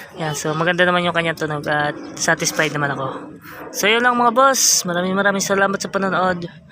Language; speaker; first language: Filipino; native; Filipino